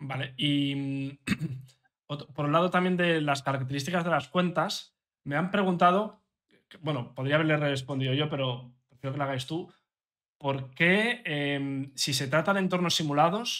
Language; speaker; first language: Spanish; native; Spanish